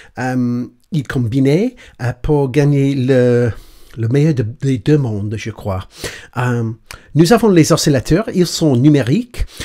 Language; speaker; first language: French; non-native, learner; English